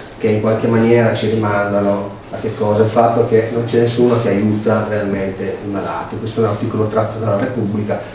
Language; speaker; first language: Italian; native; Italian